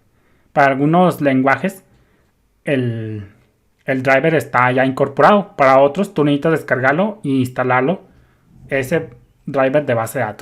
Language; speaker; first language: Spanish; native; Spanish